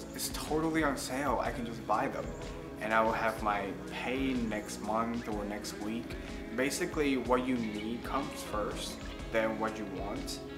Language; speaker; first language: English; non-native, fluent; Chinese